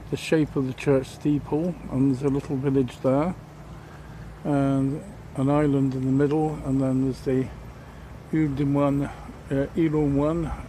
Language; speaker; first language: English; native; English